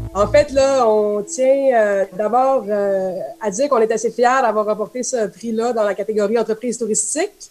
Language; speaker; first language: French; native; French